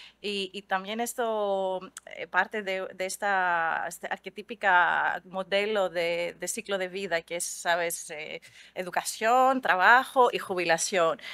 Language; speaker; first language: Spanish; non-native, fluent; Greek